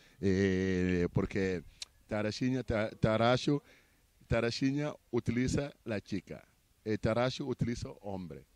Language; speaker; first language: Spanish; non-native, learner; Portuguese